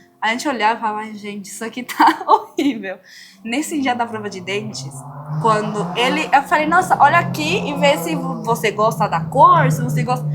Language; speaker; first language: Portuguese; non-native, fluent; Spanish